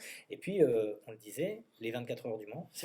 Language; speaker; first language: French; native; French